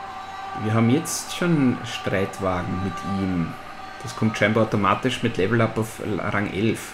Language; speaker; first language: German; native; German